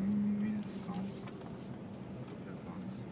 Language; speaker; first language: French; non-native, learner; Portuguese